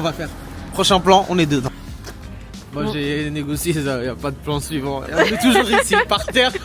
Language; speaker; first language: French; native; French